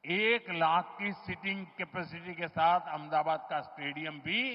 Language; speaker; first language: Hindi; non-native, local second language; Gujarati